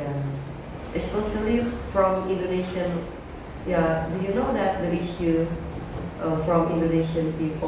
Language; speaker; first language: English; non-native, learner; Indonesian